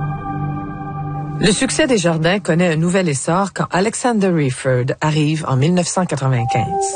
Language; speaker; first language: French; native; French